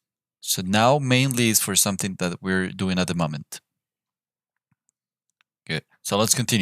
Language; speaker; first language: English; non-native, fluent; Spanish